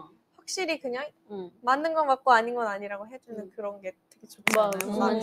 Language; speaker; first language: Korean; native; Korean